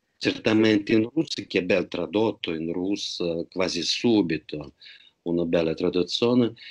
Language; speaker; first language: Italian; non-native, fluent; Russian